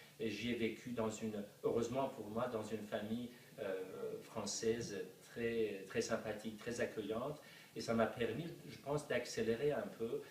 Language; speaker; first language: French; non-native, fluent; Persian